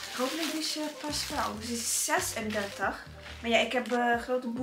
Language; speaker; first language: Dutch; non-native, learner; Italian